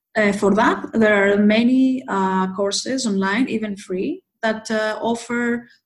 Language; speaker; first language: English; non-native, fluent; Greek